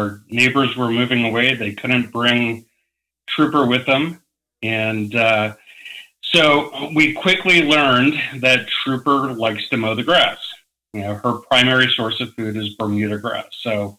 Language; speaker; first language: English; native; English